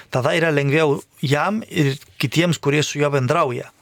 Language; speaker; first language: Lithuanian; non-native, fluent; Spanish